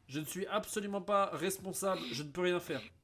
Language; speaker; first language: French; native; French